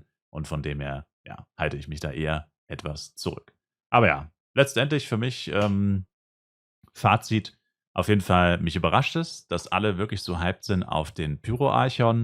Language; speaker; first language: German; native; German